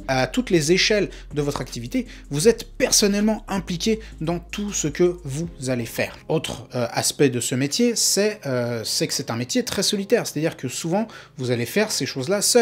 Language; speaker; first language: French; native; French